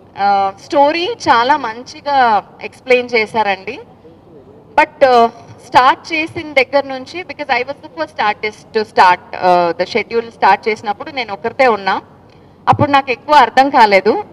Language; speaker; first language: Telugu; non-native, fluent; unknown